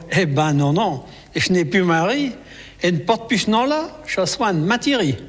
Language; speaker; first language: French; native; French